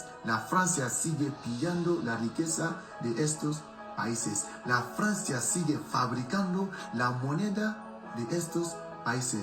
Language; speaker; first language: Spanish; non-native, fluent; French